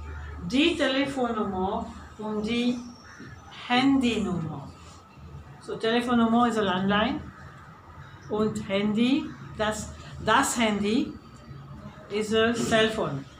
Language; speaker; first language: German; non-native, fluent; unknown